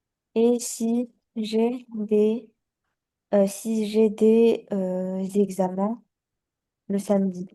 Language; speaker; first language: French; non-native, learner; Chinese